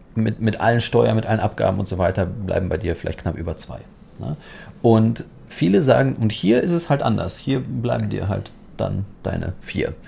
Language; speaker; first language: German; non-native, fluent; Polish